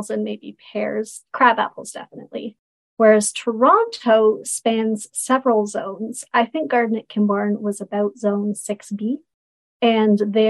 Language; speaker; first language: English; native; English